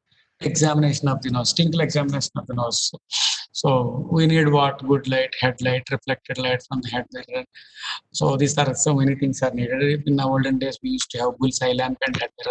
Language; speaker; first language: English; non-native, local second language; Telugu